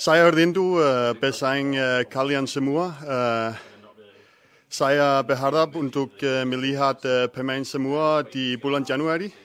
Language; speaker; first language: Indonesian; non-native, learner; Danish